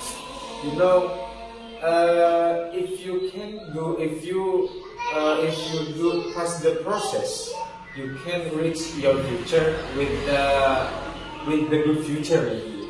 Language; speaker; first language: English; non-native, learner; Indonesian